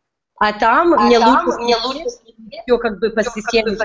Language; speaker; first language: Russian; early bilingual, heritage; Russian